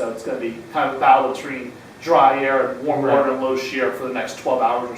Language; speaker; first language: English; native; English